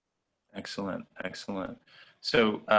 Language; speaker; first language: English; native; English